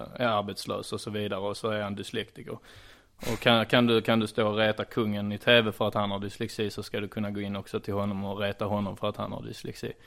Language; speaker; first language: Swedish; native; Swedish